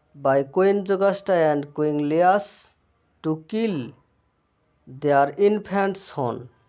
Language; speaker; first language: English; non-native, local second language; Bangla